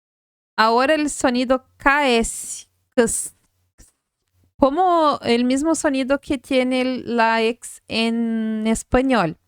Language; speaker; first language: Spanish; non-native, fluent; Portuguese